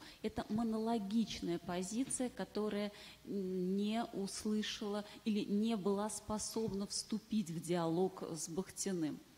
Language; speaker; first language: Russian; native; Russian